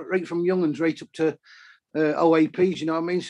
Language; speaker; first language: English; native; English